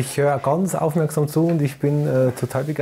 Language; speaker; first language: German; native; German